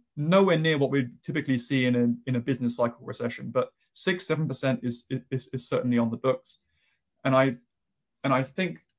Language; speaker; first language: English; native; English